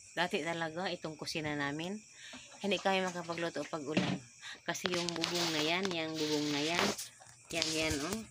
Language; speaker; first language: Filipino; non-native, local second language; Cebuano